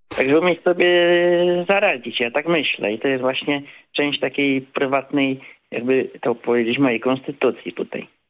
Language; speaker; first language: Polish; native; Polish